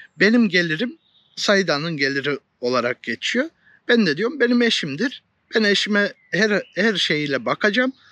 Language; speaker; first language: Turkish; native; Turkish